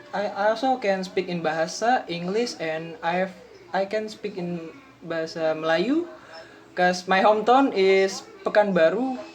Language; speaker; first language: English; non-native, learner; Indonesian